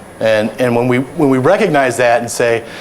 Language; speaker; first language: English; native; English